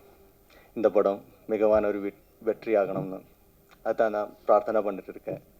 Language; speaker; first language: Tamil; non-native, learner; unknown